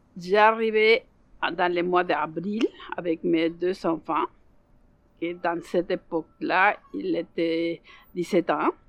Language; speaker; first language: French; non-native, learner; Spanish